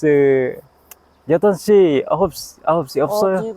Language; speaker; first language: Korean; non-native, learner; Thai